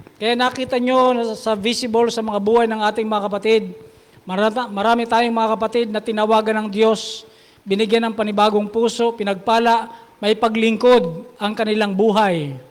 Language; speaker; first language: Filipino; native; Filipino